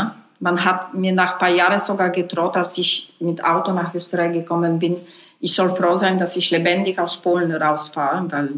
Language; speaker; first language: German; non-native, fluent; Polish